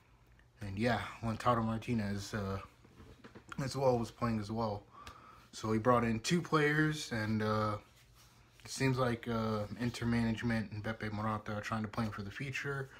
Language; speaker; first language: English; native; English